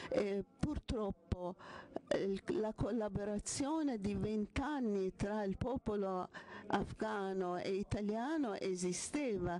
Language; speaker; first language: Italian; non-native, fluent; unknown